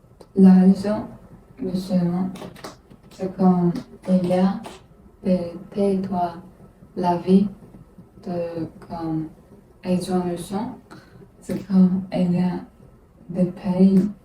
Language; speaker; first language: French; non-native, learner; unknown